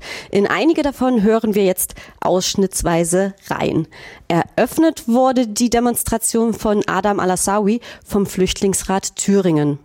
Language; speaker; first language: German; native; German